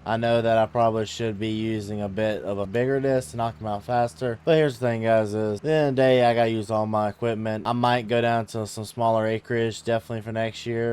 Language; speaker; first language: English; native; English